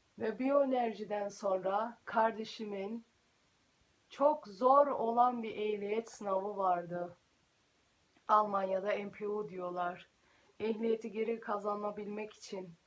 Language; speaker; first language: Turkish; early bilingual, heritage; Turkish